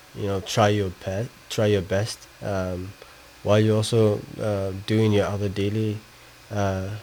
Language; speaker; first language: English; non-native, fluent; Somali